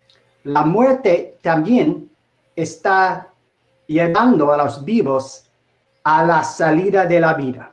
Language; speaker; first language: Spanish; non-native, learner; English